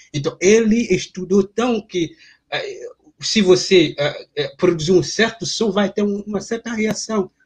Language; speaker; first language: Portuguese; non-native, fluent; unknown